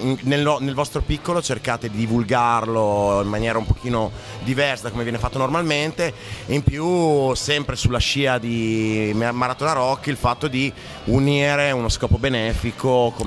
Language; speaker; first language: Italian; native; Italian